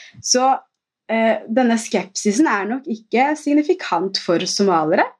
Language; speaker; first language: Norwegian; early bilingual, other home language; Somali